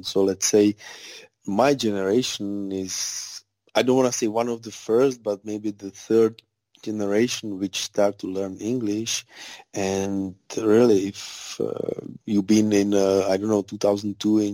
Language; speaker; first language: English; non-native, fluent; Czech